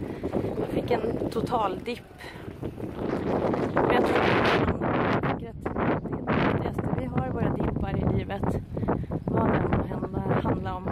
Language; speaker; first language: Swedish; native; Swedish